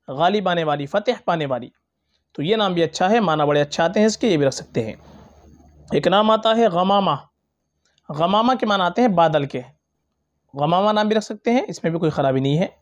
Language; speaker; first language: Urdu; native; Urdu